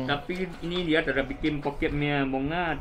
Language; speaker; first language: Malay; non-native, local second language; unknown